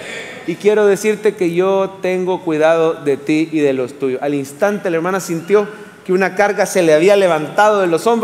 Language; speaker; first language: Spanish; native; Spanish